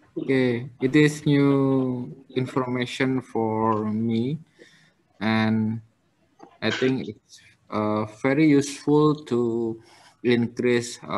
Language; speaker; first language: English; non-native, learner; Indonesian